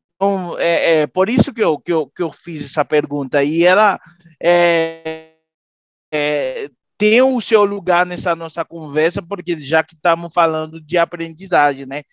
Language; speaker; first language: Portuguese; native; Portuguese